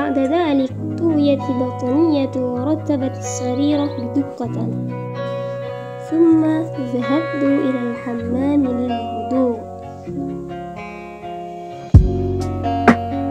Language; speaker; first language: Arabic; non-native, learner; Indonesian